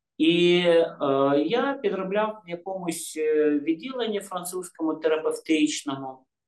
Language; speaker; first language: Ukrainian; non-native, local second language; Russian